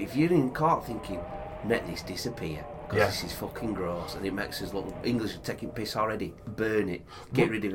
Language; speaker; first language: English; native; English